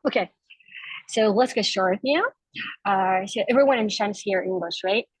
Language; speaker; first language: English; non-native, fluent; Kazakh